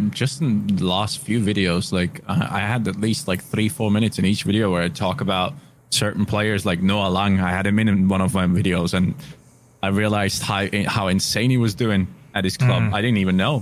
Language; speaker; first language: English; non-native, fluent; German